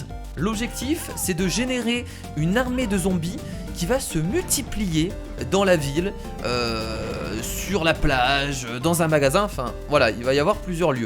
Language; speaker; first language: French; native; French